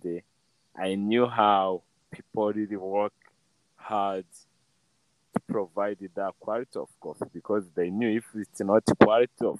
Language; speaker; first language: English; non-native, local second language; Kinyarwanda